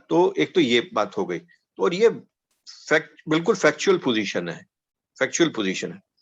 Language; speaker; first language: Hindi; non-native, local second language; Punjabi